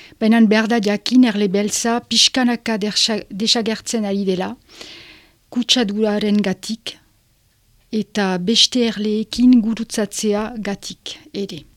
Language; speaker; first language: Basque; non-native, local second language; French